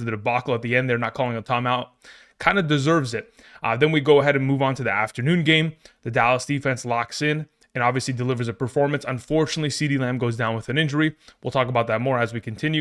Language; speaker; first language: English; native; English